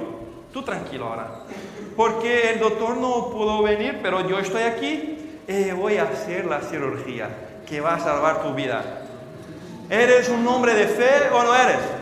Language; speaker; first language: Spanish; non-native, fluent; Portuguese